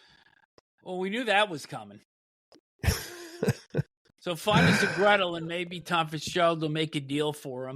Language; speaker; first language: English; native; English